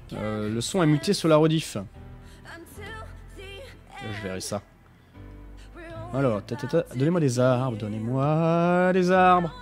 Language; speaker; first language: French; native; French